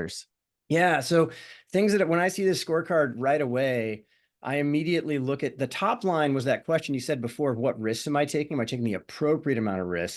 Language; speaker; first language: English; native; English